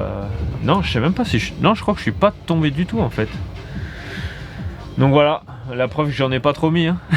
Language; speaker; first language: French; native; French